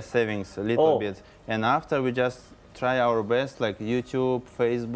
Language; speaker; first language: English; non-native, learner; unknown